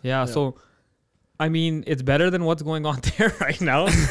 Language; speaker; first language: English; early bilingual, other home language; Punjabi